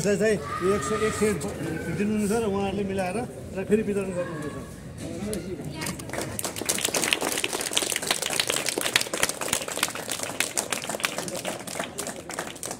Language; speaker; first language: Nepali; native; Nepali